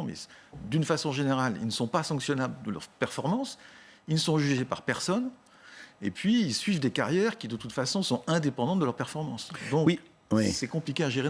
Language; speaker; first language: French; native; French